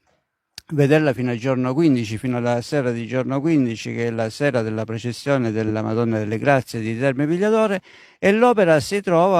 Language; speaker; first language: Italian; native; Italian